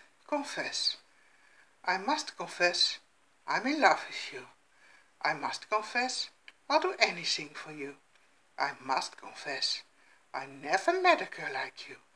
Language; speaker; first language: English; non-native, fluent; Dutch